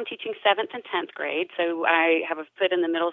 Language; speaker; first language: English; native; English